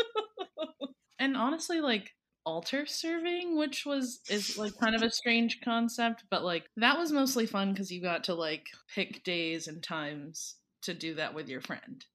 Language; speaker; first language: English; early bilingual, other home language; Filipino